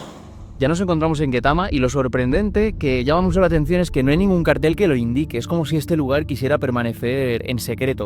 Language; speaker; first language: Spanish; native; Spanish